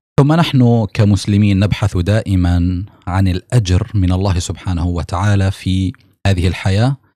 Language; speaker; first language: Arabic; native; Arabic